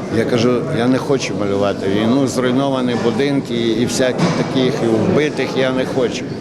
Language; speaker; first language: Ukrainian; native; Ukrainian